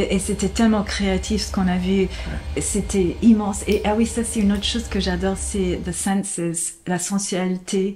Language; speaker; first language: French; non-native, fluent; English